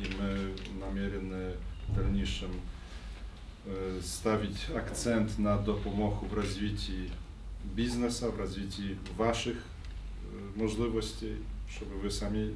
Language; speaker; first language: Ukrainian; non-native, fluent; Polish